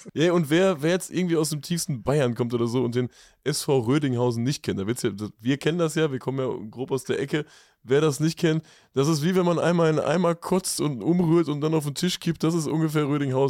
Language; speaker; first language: German; native; German